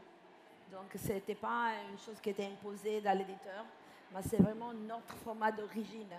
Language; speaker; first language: French; non-native, fluent; Italian